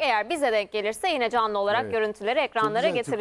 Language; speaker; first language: Turkish; native; Turkish